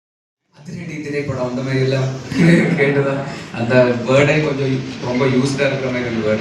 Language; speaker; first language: Tamil; non-native, local second language; Malayalam